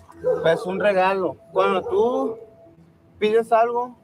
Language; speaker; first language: Spanish; native; Spanish